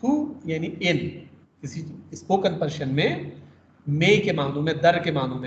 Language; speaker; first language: Urdu; native; Urdu